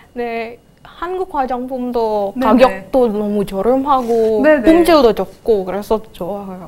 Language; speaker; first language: Korean; non-native, fluent; Indonesian